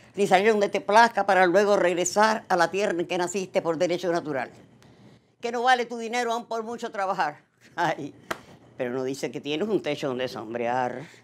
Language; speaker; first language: Spanish; native; Spanish